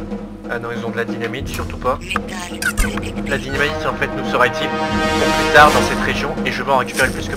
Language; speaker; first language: French; native; French